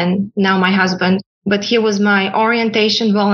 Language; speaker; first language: English; non-native, fluent; Bulgarian